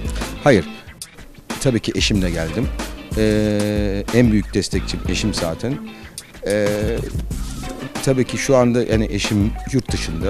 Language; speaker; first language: Turkish; early bilingual, heritage; Turkish